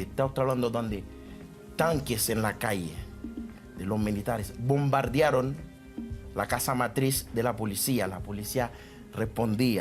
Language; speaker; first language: Spanish; non-native, fluent; Haitian Creole